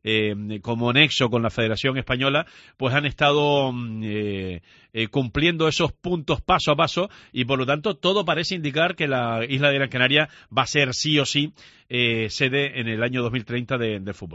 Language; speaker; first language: Spanish; native; Spanish